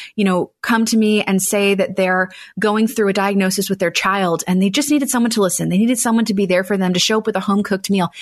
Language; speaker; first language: English; native; English